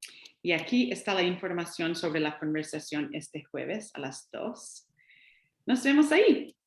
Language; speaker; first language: Spanish; non-native, fluent; English